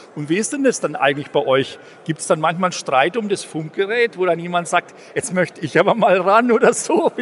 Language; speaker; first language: German; native; German